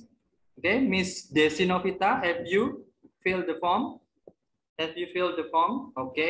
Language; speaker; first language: English; non-native, learner; Indonesian